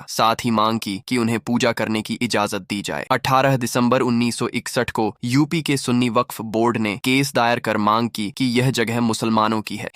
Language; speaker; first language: Hindi; native; Hindi